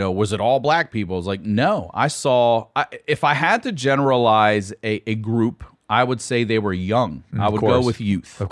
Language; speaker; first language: English; native; English